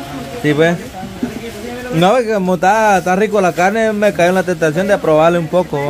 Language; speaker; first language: Spanish; native; Spanish